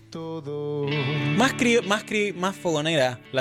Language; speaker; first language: Spanish; native; Spanish